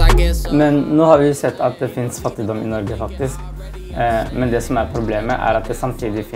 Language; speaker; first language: Norwegian; native; Norwegian